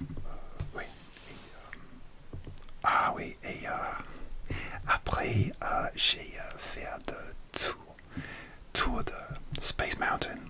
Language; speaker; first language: French; non-native, learner; English